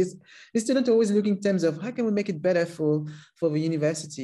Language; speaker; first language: English; non-native, fluent; French